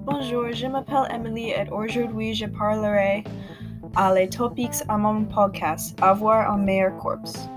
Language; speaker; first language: French; non-native, learner; English